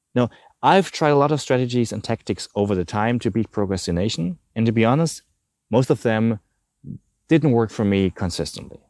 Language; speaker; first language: English; non-native, fluent; German